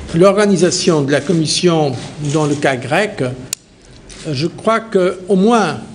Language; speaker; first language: French; non-native, fluent; Portuguese